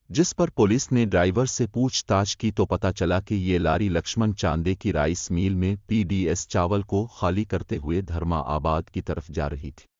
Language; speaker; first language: Urdu; native; Urdu